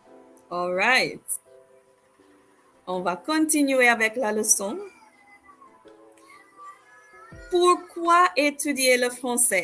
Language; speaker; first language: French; non-native, fluent; English